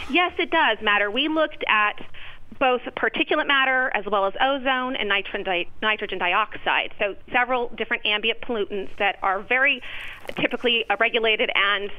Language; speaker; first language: English; native; English